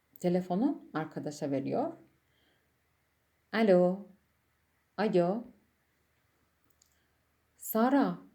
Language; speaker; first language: Turkish; non-native, fluent; Persian